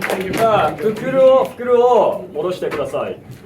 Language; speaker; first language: Japanese; non-native, learner; English